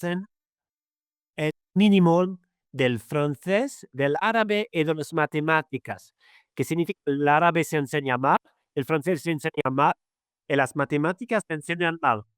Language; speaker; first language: Spanish; non-native, fluent; Arabic